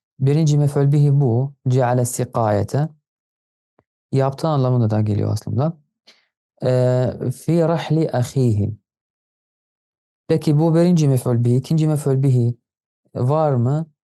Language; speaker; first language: Turkish; non-native, fluent; Arabic